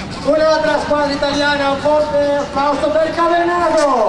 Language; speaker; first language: Italian; non-native, fluent; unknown